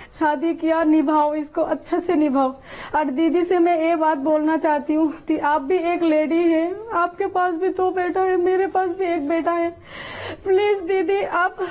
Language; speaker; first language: Hindi; non-native, learner; Bangla